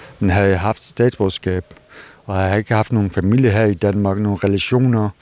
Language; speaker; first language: Danish; early bilingual, other home language; Kurdish